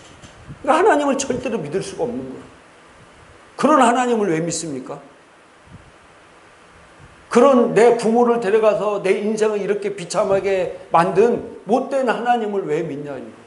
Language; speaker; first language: Korean; native; Korean